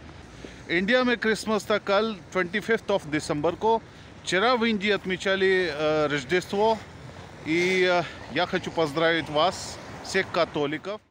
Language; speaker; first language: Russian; non-native, fluent; Hindi